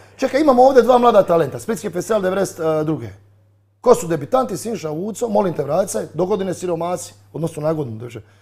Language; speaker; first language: Croatian; native; Croatian